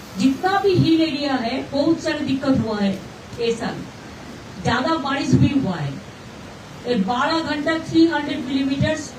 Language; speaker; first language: Hindi; non-native, local second language; Bangla